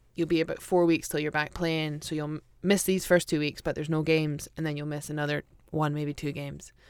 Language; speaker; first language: English; native; English